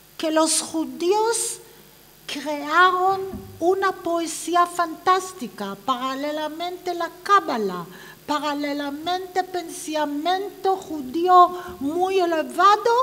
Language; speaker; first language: Spanish; non-native, fluent; Hebrew